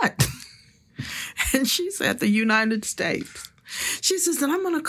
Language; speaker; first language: English; native; English